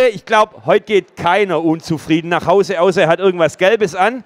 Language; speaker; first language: German; native; German